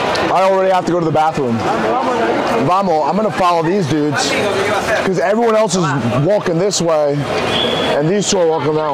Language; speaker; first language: English; native; English